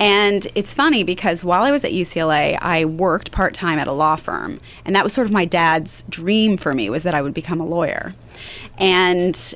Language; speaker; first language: English; native; English